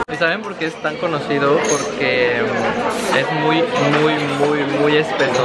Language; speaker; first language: Spanish; native; Spanish